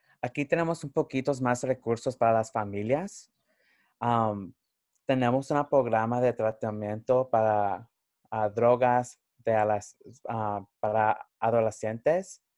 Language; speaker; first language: Spanish; early bilingual, heritage; Spanish